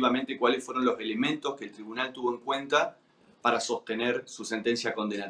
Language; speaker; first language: Spanish; native; Spanish